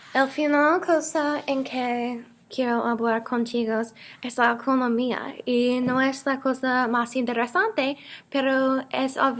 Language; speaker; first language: Spanish; non-native, learner; English